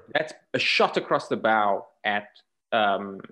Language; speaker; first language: English; native; English